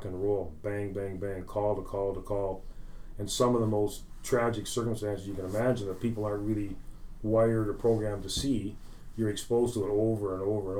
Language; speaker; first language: English; native; English